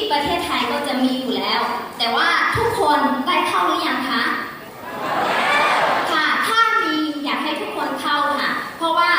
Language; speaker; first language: Thai; non-native, fluent; Burmese